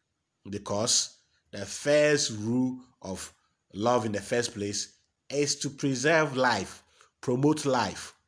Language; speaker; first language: English; non-native, local second language; Akan